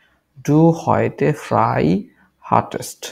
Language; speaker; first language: German; non-native, learner; Bangla